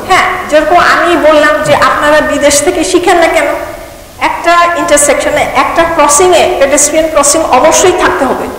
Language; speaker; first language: Bangla; native; Bangla